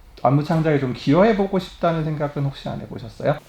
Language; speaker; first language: Korean; native; Korean